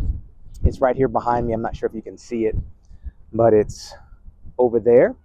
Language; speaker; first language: English; native; English